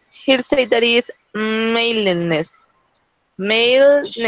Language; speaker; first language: English; non-native, learner; Spanish